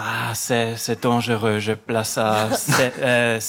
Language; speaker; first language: French; non-native, local second language; German